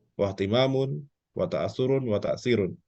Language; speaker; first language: Arabic; non-native, fluent; Indonesian